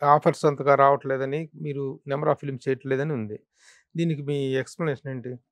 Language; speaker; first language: Telugu; native; Telugu